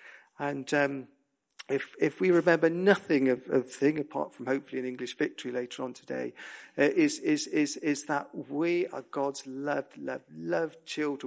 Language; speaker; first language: English; native; English